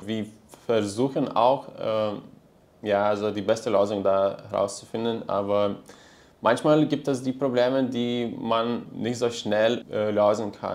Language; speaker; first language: German; non-native, fluent; Lithuanian